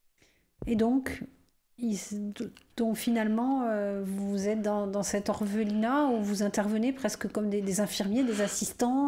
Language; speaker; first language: French; native; French